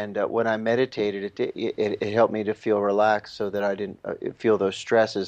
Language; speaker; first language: English; native; English